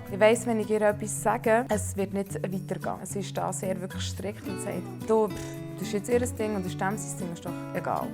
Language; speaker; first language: German; early bilingual, other home language; Turkish